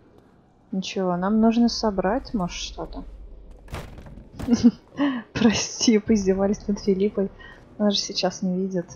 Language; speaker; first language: Russian; native; Russian